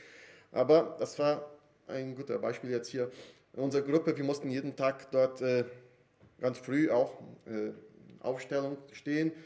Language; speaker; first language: German; non-native, fluent; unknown